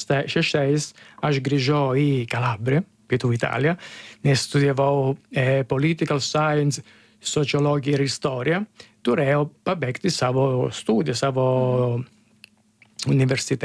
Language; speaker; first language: Lithuanian; non-native, learner; Italian